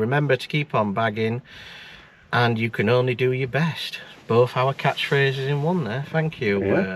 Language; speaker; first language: English; native; English